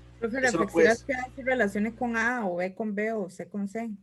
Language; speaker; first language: Spanish; native; Spanish